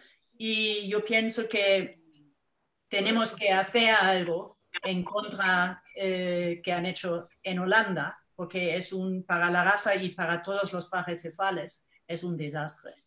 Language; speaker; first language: Spanish; non-native, fluent; German